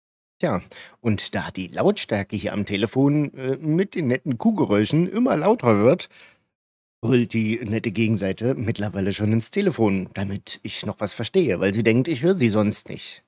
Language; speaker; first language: German; native; German